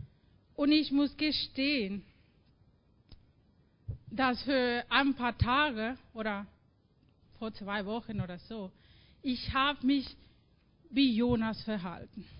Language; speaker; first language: German; non-native, fluent; Spanish